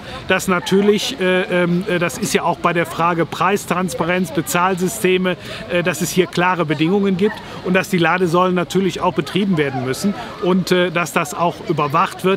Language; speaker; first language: German; native; German